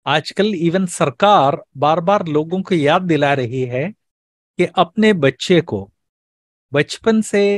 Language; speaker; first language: Hindi; non-native, local second language; Malayalam